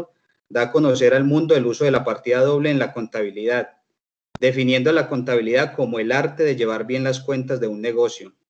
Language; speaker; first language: Spanish; native; Spanish